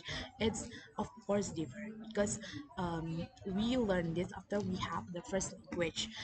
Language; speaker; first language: English; non-native, learner; Indonesian